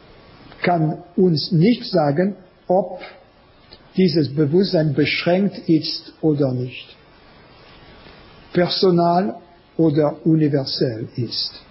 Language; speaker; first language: German; non-native, learner; French